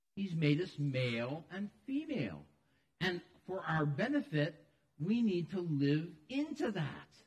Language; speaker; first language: English; native; English